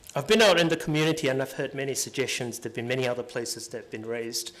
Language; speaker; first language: English; native; English